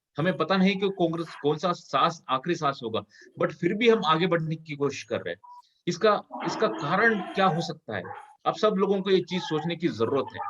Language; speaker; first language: Hindi; non-native, local second language; Kannada